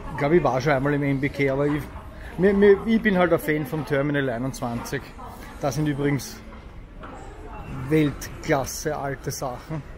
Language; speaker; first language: German; native; German